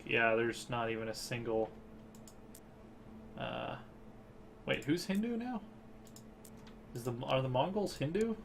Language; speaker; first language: English; native; English